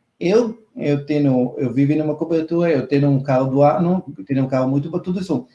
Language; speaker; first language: Portuguese; non-native, fluent; Hebrew